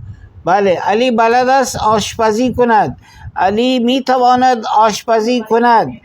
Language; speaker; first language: Persian; non-native, fluent; Urdu